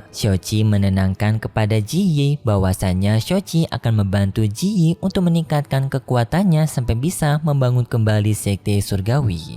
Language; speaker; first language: Indonesian; native; Indonesian